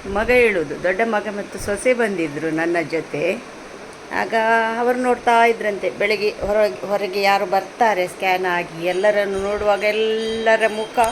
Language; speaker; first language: Kannada; non-native, local second language; Konkani